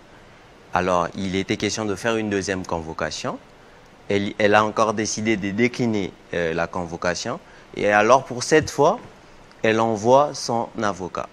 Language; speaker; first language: French; non-native, local second language; Lingala